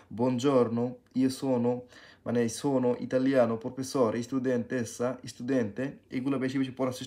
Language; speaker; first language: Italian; non-native, fluent; Bangla